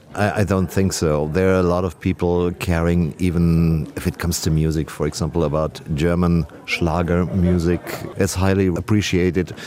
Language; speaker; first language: English; non-native, fluent; German